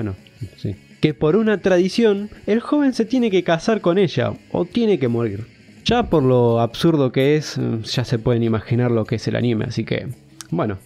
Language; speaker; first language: Spanish; native; Spanish